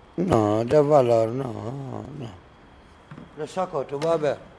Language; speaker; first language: Spanish; non-native, learner; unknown